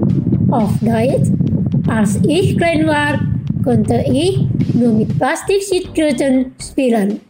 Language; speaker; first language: German; non-native, fluent; Indonesian